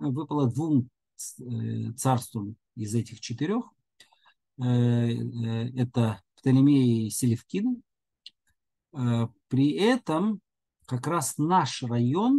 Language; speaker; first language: Russian; native; Russian